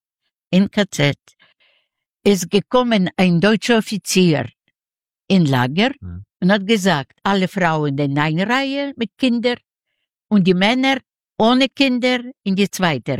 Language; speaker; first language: German; non-native, learner; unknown